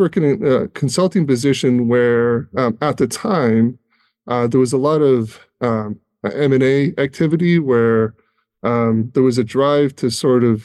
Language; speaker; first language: English; native; English